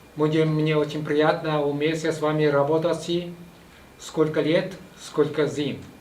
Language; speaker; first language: Russian; non-native, fluent; Chinese